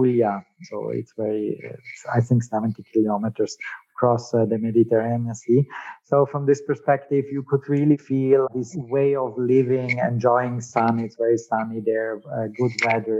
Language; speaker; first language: English; non-native, fluent; German